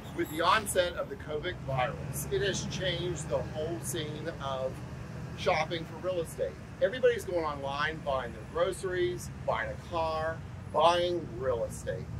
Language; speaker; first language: English; native; English